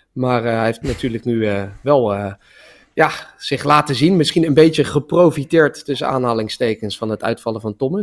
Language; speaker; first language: Dutch; native; Dutch